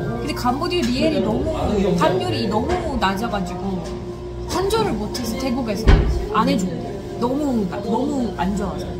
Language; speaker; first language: Korean; non-native, fluent; Turkish